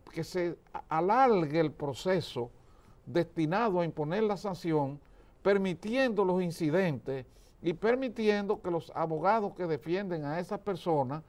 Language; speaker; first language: Spanish; native; Spanish